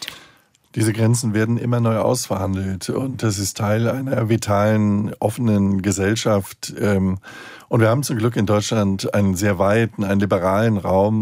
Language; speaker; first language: German; native; German